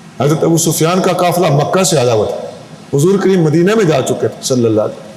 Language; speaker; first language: Urdu; non-native, local second language; Punjabi